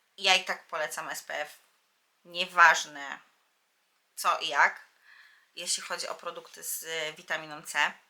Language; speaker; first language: Polish; native; Polish